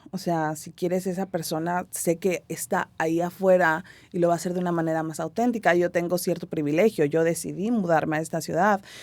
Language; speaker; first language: Spanish; native; Spanish